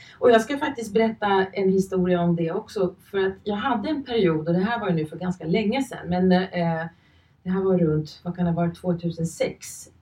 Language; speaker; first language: Swedish; early bilingual, other home language; Finnish